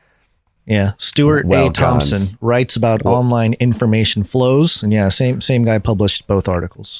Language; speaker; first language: English; native; English